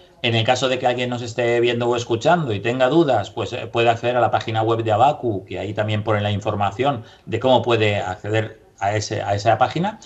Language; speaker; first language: Spanish; native; Spanish